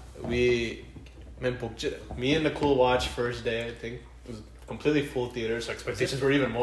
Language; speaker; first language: English; early bilingual, other home language; Telugu